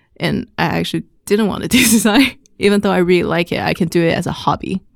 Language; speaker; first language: English; non-native, fluent; Chinese